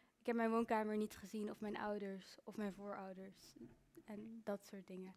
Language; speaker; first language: Dutch; early bilingual, other home language; Kinyarwanda